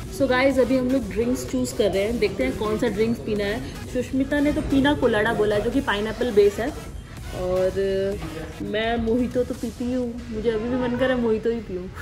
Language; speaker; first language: Hindi; native; Hindi